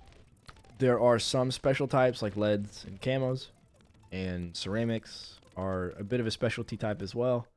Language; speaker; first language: English; native; English